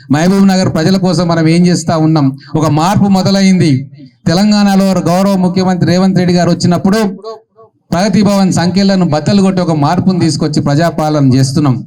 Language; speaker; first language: Telugu; native; Telugu